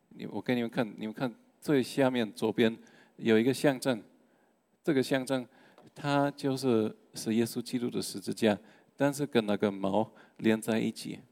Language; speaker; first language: Chinese; non-native, fluent; German